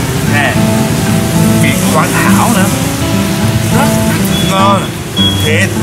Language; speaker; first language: Vietnamese; non-native, learner; Japanese